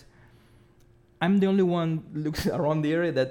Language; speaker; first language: English; non-native, fluent; Spanish